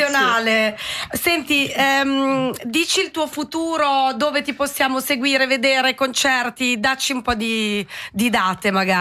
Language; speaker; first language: Italian; native; Italian